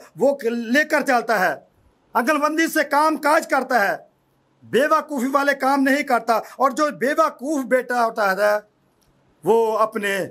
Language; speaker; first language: Urdu; non-native, local second language; Punjabi